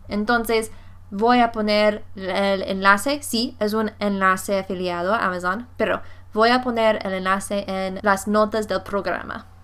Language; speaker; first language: Spanish; non-native, fluent; English